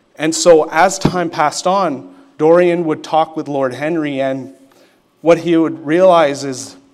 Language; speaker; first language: English; native; English